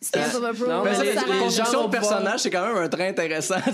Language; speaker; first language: French; native; French